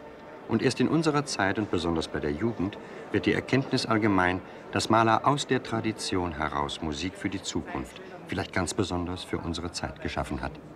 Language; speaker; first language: German; native; German